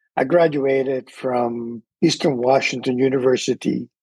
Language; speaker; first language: English; early bilingual, other home language; Spanish